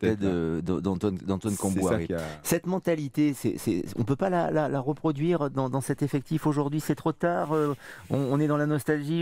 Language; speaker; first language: French; native; French